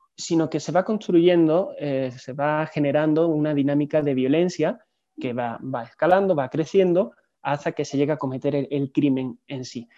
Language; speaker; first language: Spanish; native; Spanish